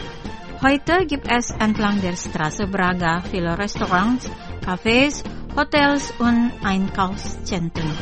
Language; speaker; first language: German; non-native, fluent; Indonesian